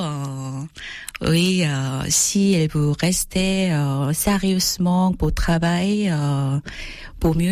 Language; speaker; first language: French; non-native, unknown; Korean